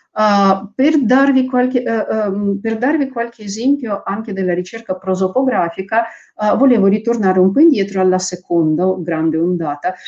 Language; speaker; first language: Italian; non-native, fluent; Russian